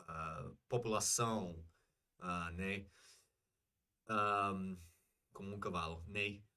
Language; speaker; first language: Portuguese; non-native, fluent; English